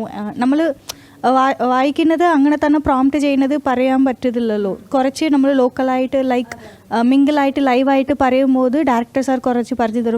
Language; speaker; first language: Malayalam; non-native, fluent; Tamil